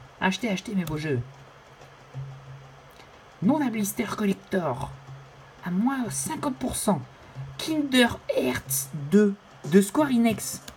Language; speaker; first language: French; native; French